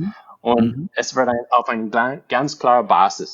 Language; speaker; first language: German; non-native, fluent; English